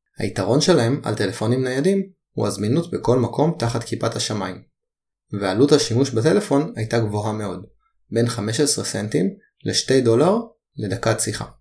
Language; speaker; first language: Hebrew; native; Hebrew